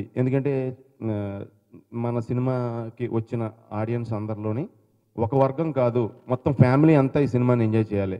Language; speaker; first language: Telugu; native; Telugu